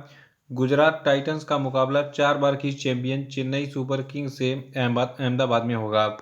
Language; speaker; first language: Hindi; native; Hindi